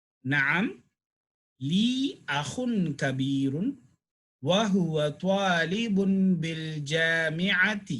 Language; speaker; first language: Arabic; non-native, fluent; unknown